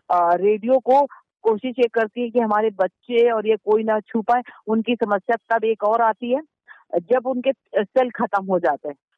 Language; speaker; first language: Hindi; native; Hindi